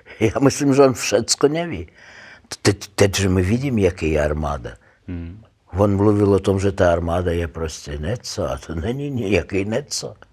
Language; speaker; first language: Czech; non-native, learner; Russian